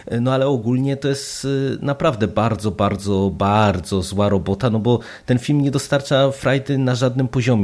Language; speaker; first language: Polish; native; Polish